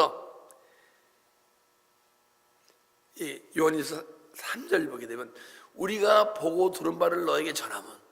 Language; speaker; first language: Korean; native; Korean